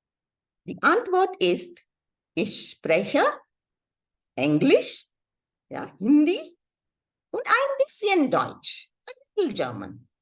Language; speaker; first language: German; non-native, fluent; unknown